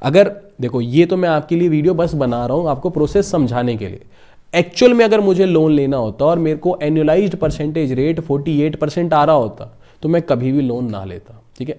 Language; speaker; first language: Hindi; native; Hindi